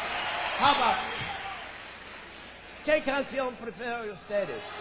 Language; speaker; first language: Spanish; non-native, learner; English